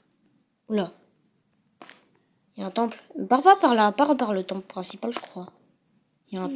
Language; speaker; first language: French; native; French